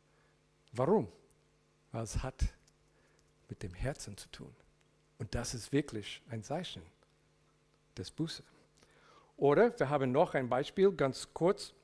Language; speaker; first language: German; non-native, learner; English